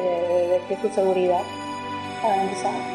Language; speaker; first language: Spanish; native; Spanish